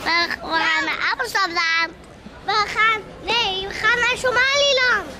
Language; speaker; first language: Dutch; early bilingual, other home language; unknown